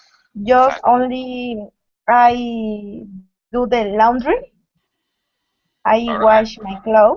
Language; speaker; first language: English; non-native, learner; Spanish